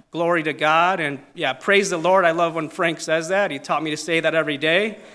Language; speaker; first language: English; non-native, fluent; Italian